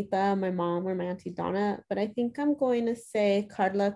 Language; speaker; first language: English; early bilingual, other home language; Spanish